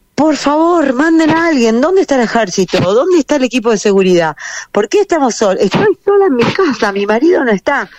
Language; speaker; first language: Spanish; native; Spanish